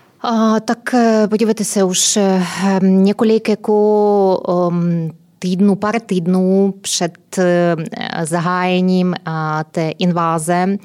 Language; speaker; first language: Czech; non-native, fluent; Ukrainian